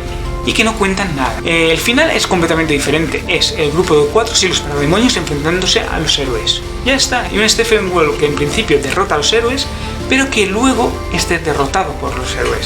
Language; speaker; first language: Spanish; native; Spanish